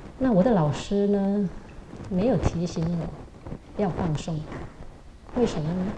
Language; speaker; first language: Chinese; native; Chinese